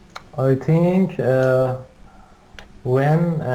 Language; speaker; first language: English; non-native, learner; Persian